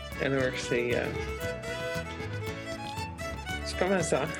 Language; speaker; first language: French; non-native, fluent; English